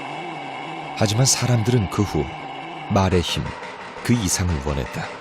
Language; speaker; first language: Korean; native; Korean